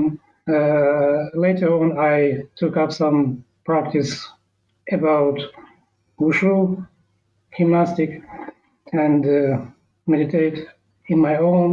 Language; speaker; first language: English; non-native, learner; Ukrainian